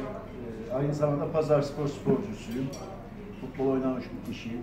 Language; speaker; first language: Turkish; native; Turkish